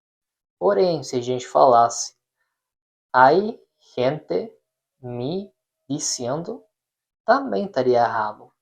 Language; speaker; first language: Portuguese; non-native, fluent; Spanish